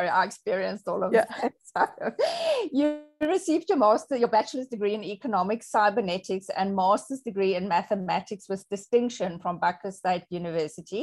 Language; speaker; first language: English; native; English